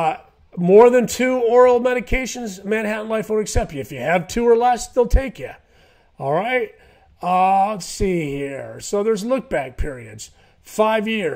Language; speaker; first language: English; native; English